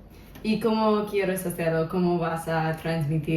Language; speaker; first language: Spanish; non-native, local second language; English